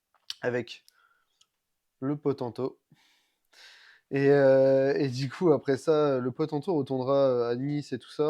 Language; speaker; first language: French; native; French